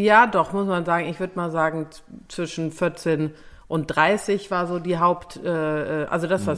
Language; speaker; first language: German; native; German